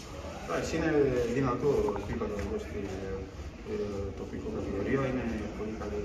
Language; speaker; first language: Greek; non-native, learner; Portuguese